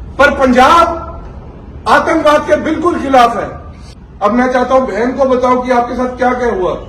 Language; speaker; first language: Hindi; non-native, local second language; Punjabi